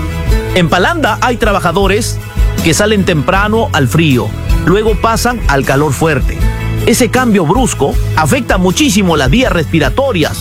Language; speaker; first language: Spanish; native; Spanish